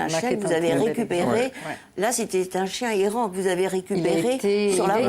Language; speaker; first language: French; native; French